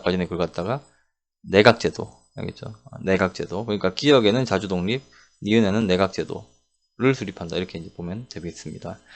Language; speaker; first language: Korean; native; Korean